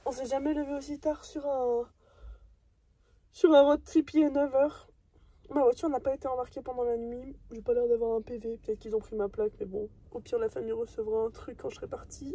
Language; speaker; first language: French; native; French